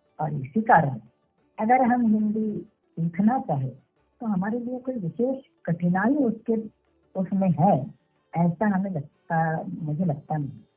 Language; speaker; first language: Hindi; non-native, local second language; Marathi